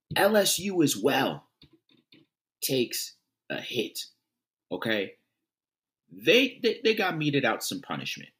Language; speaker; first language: English; native; English